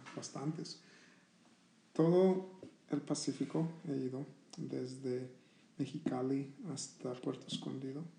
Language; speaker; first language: Spanish; early bilingual, heritage; Spanish